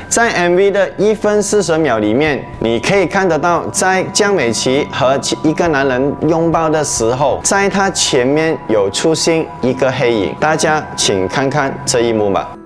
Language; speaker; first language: Chinese; non-native, local second language; Hakka Chinese